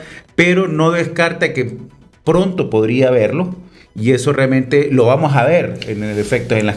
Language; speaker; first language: Spanish; native; Spanish